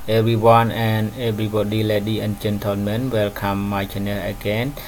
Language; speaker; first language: English; non-native, learner; Khmer